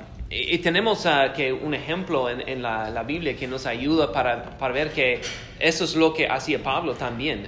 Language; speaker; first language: Spanish; non-native, fluent; English